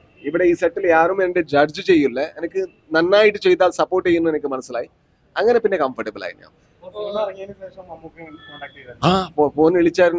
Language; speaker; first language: Malayalam; non-native, learner; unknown